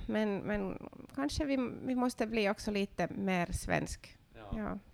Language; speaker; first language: Swedish; non-native, local second language; Finnish